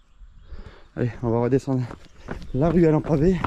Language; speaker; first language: French; native; French